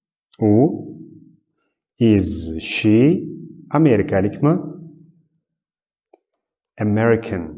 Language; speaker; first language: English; non-native, fluent; Uzbek